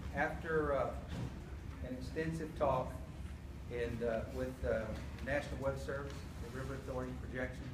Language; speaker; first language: English; early bilingual, other home language; Spanish